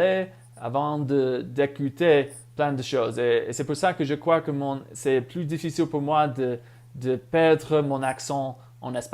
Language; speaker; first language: French; non-native, fluent; English